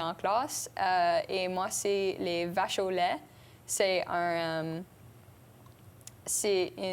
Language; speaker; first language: French; non-native, local second language; English